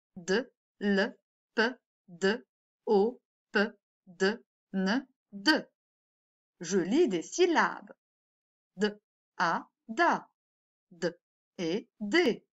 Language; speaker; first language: French; non-native, local second language; Arabic